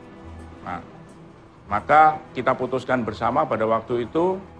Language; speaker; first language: Indonesian; native; Indonesian